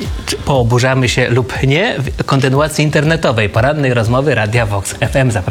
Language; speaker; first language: Polish; native; Polish